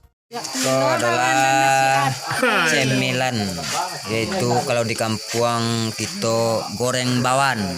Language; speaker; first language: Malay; non-native, local second language; Minangkabau